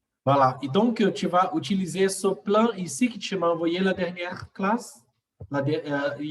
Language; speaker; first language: French; non-native, fluent; Portuguese